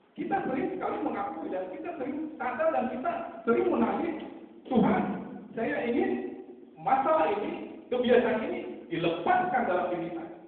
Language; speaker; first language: Indonesian; native; Indonesian